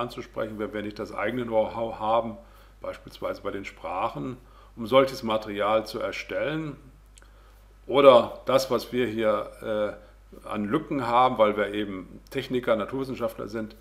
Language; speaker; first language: German; native; German